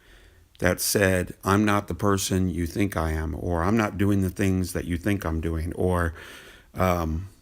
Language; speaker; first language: English; native; English